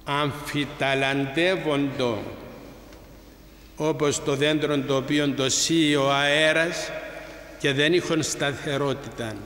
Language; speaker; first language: Greek; native; Greek